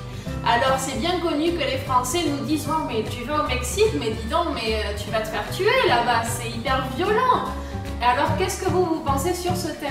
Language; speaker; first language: French; native; French